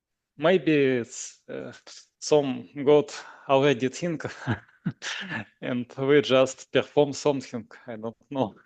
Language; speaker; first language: English; non-native, learner; Russian